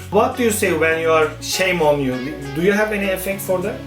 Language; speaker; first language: English; non-native, fluent; Turkish